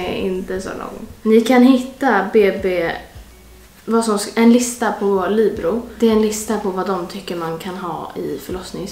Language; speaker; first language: Swedish; native; Swedish